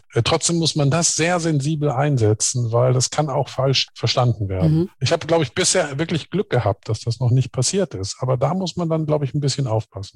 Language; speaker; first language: German; native; German